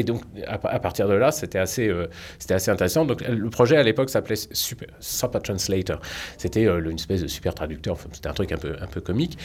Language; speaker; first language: French; native; French